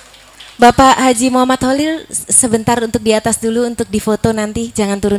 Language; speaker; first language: Indonesian; native; Indonesian